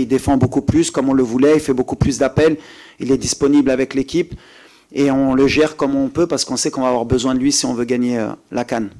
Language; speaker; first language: French; native; French